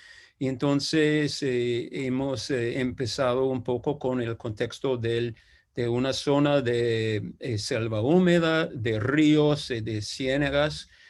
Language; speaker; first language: Spanish; non-native, fluent; English